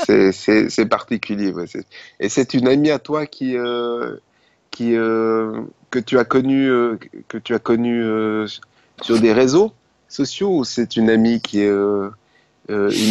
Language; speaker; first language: French; native; French